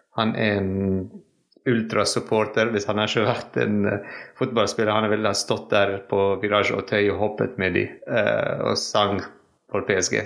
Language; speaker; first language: Norwegian; non-native, fluent; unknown